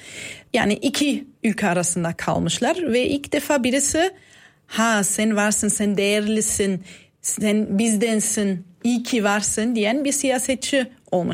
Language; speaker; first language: Turkish; non-native, fluent; German